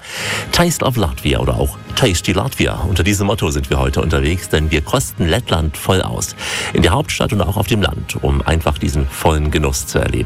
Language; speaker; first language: German; native; German